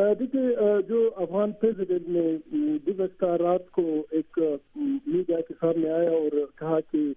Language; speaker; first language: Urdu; non-native, learner; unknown